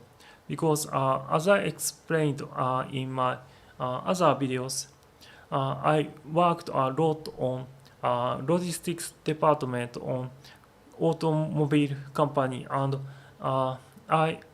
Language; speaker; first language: English; non-native, learner; Japanese